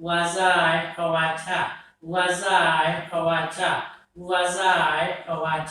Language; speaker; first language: Chinese; non-native, learner; Urdu